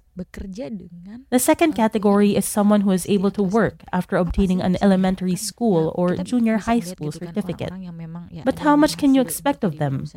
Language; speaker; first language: English; non-native, fluent; Indonesian